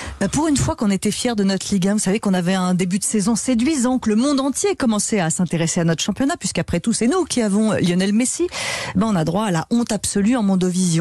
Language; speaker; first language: French; native; French